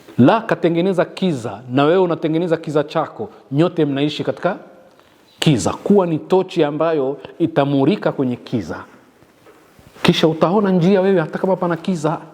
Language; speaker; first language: Swahili; native; Swahili